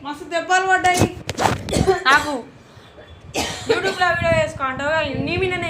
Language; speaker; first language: Telugu; native; Telugu